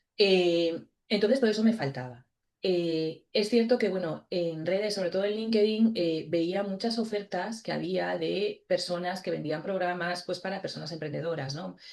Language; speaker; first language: Spanish; native; Spanish